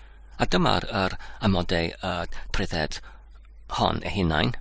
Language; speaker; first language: Welsh; non-native, fluent; English